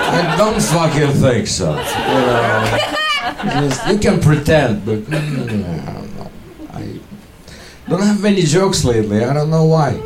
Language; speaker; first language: English; non-native, fluent; Ukrainian